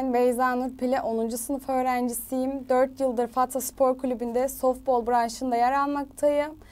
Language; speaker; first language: Turkish; native; Turkish